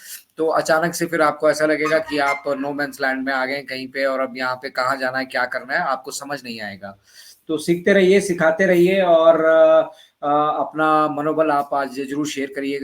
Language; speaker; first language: Hindi; native; Hindi